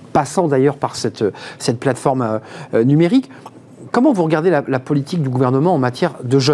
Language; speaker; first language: French; native; French